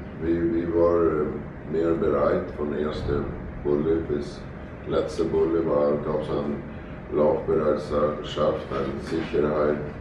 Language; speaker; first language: German; non-native, fluent; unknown